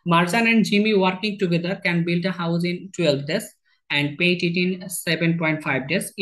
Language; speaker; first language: English; non-native, local second language; Bangla